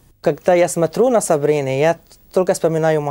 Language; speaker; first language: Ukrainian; non-native, learner; Arabic